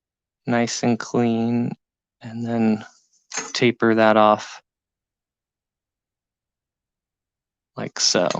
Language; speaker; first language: English; native; English